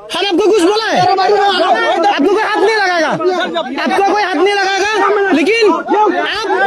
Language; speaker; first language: Hindi; non-native, learner; Bangla